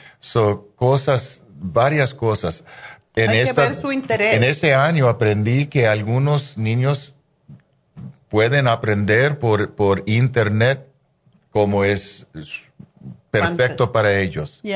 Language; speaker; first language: Spanish; non-native, fluent; English